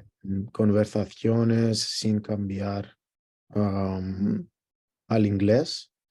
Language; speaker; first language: Spanish; non-native, learner; Greek